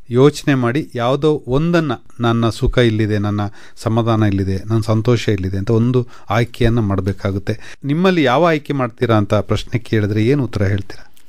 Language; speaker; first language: Kannada; native; Kannada